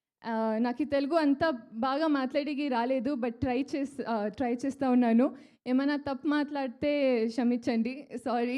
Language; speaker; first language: Telugu; non-native, learner; Kannada